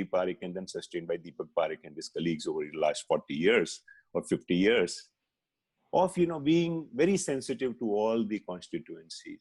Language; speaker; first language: English; non-native, local second language; Hindi